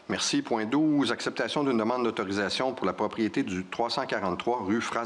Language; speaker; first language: French; native; French